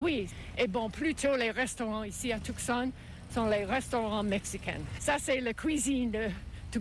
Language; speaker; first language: French; non-native, learner; English